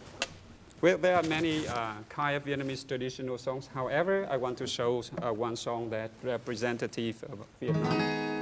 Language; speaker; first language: English; non-native, learner; Vietnamese